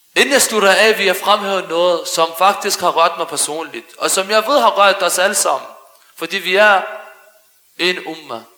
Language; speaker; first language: Danish; early bilingual, other home language; Arabic